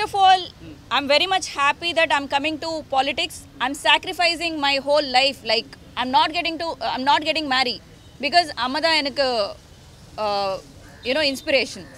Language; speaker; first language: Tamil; non-native, learner; Telugu